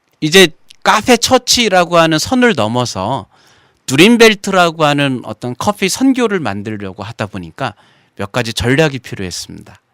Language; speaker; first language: Korean; native; Korean